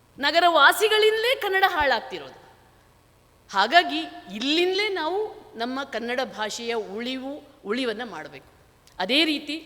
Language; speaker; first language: Kannada; non-native, local second language; Tulu